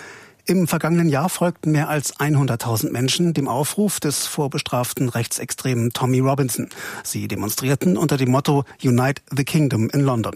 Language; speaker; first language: German; native; German